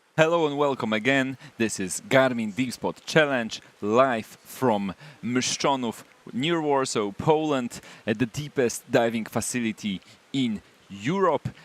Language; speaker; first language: English; non-native, fluent; Polish